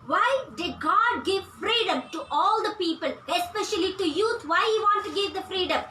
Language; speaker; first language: English; non-native, local second language; Tamil